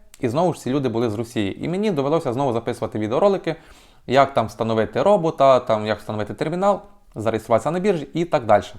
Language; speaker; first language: Ukrainian; native; Ukrainian